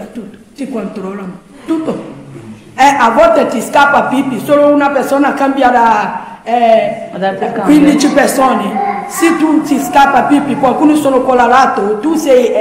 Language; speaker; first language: Italian; non-native, learner; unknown